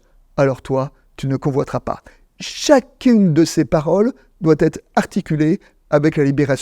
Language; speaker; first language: French; native; French